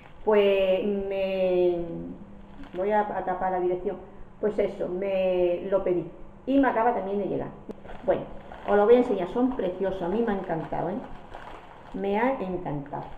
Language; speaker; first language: Spanish; native; Spanish